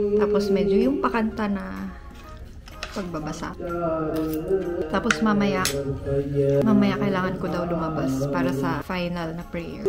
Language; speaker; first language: Filipino; native; Filipino